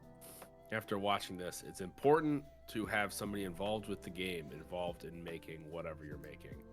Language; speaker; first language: English; native; English